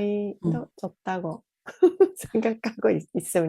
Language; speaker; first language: Korean; non-native, fluent; Japanese